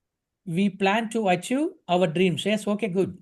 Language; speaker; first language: English; non-native, local second language; Telugu